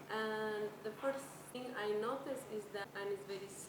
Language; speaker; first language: English; non-native, fluent; Spanish